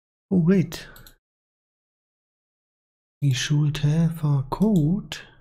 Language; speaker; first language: English; non-native, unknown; German